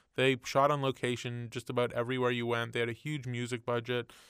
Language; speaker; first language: English; native; English